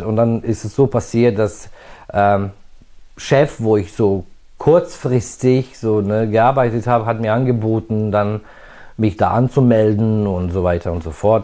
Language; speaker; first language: German; non-native, fluent; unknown